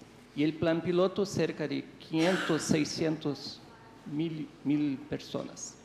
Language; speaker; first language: Spanish; non-native, fluent; Portuguese